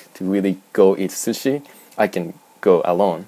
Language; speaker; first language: English; non-native, fluent; Japanese